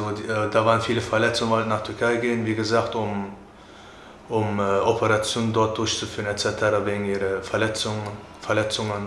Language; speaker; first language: German; early bilingual, other home language; Turkish